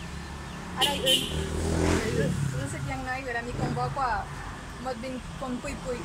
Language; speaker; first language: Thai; non-native, learner; French